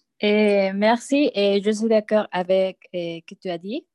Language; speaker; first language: French; non-native, learner; Spanish